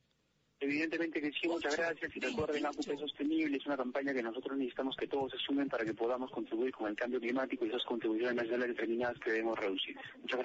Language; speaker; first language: Spanish; native; Spanish